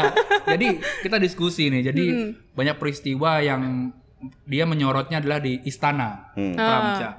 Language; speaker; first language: Indonesian; native; Indonesian